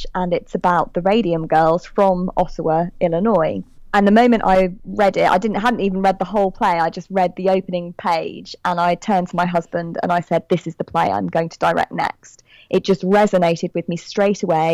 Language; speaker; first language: English; native; English